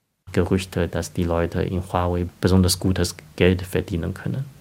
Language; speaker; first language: German; non-native, fluent; Chinese